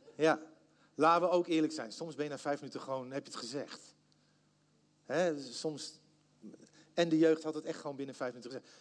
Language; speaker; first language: Dutch; native; Dutch